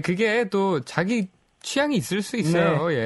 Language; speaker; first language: Korean; native; Korean